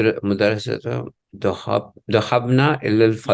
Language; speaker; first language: Arabic; non-native, learner; Urdu